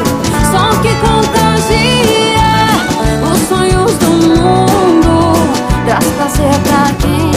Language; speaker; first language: Portuguese; native; Portuguese